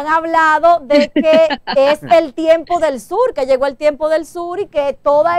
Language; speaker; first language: Spanish; native; Spanish